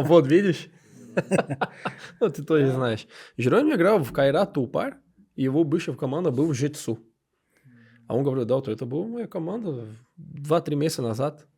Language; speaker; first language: Russian; non-native, learner; Portuguese